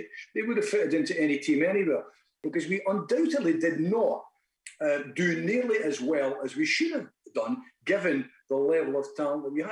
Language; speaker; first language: English; native; English